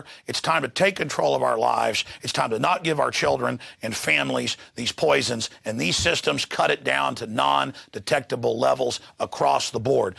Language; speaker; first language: English; native; English